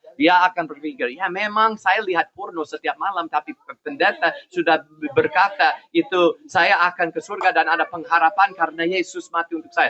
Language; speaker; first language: Indonesian; non-native, fluent; English